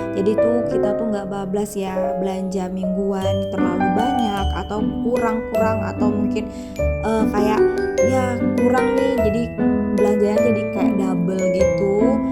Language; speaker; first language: Indonesian; native; Indonesian